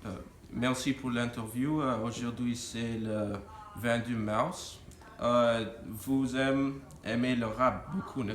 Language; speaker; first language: French; non-native, learner; English